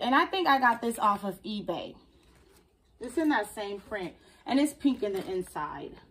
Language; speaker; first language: English; native; English